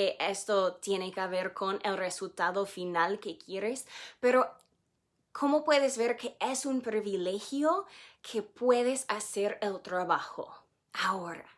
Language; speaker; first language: Spanish; non-native, fluent; English